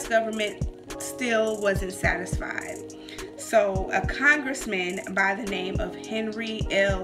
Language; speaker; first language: English; native; English